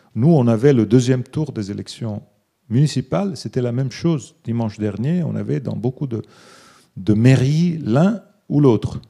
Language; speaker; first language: French; early bilingual, other home language; Italian